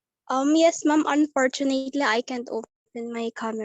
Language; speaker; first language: English; non-native, local second language; Filipino